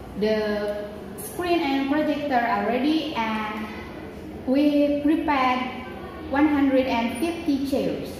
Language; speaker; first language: English; non-native, learner; Indonesian